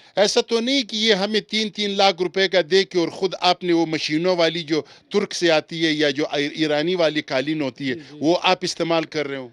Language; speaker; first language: Urdu; non-native, local second language; Pashto